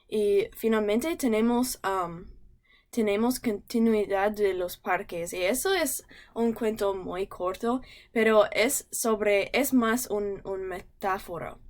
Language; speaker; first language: Spanish; non-native, learner; English